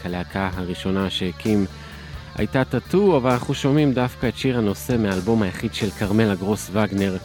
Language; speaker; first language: Hebrew; native; Hebrew